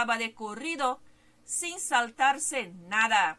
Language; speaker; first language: Spanish; non-native, fluent; Portuguese